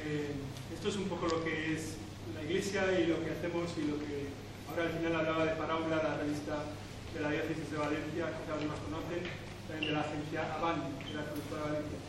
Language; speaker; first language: Spanish; native; Spanish